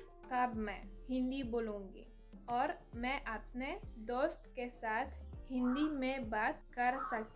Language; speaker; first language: Hindi; non-native, learner; French